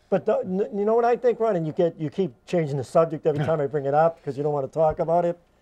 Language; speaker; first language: English; native; English